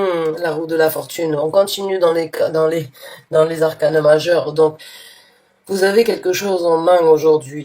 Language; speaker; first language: French; native; French